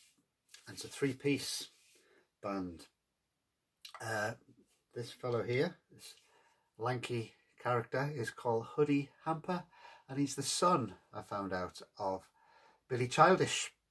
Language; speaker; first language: English; native; English